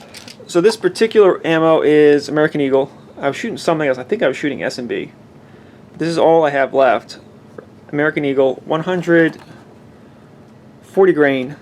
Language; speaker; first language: English; native; English